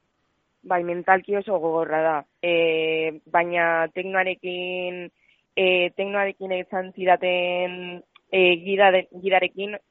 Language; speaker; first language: Basque; non-native, local second language; Spanish